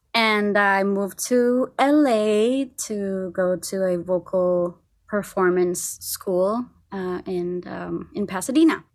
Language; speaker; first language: English; non-native, fluent; Spanish